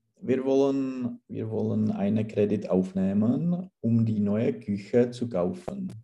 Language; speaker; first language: German; non-native, learner; Czech